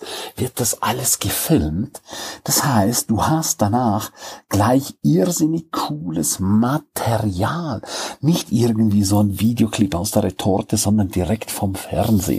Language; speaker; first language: German; native; German